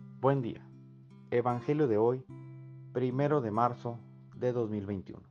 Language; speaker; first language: Spanish; native; Spanish